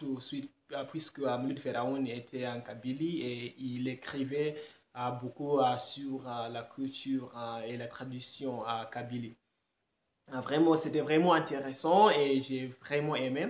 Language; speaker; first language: French; non-native, fluent; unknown